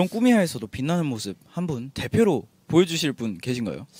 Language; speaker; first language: Korean; native; Korean